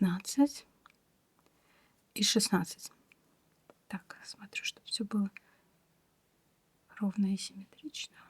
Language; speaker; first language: Russian; native; Russian